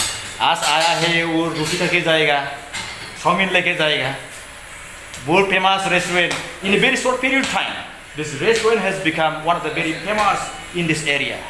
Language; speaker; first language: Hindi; non-native, local second language; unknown